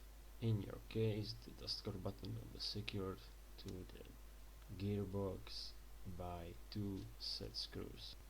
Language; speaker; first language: English; non-native, fluent; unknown